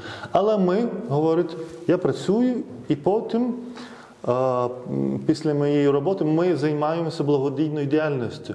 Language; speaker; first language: Ukrainian; non-native, fluent; Lithuanian